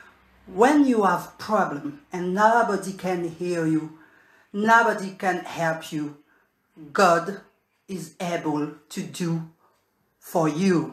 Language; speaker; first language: English; non-native, learner; French